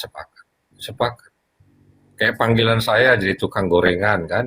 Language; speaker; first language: Indonesian; native; Indonesian